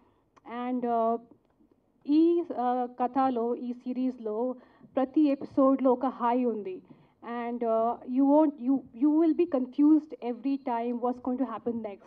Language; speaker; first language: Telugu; non-native, local second language; Hindi